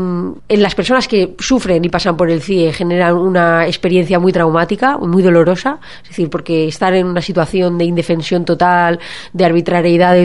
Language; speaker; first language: Spanish; native; Spanish